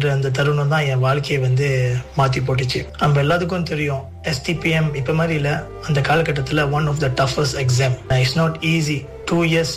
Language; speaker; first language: Tamil; early bilingual, heritage; Tamil